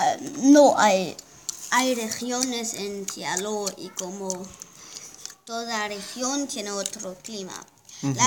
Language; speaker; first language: Spanish; non-native, learner; German